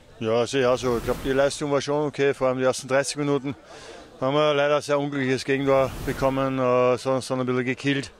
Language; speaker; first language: German; native; German